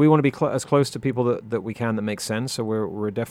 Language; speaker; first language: English; non-native, local second language; French